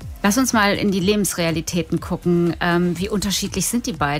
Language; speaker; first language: German; native; German